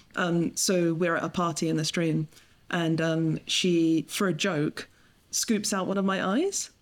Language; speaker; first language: English; native; English